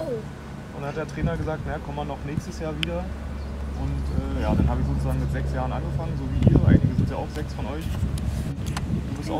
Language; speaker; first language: German; native; German